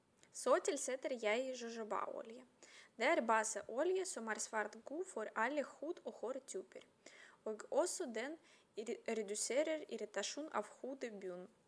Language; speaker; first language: Swedish; non-native, learner; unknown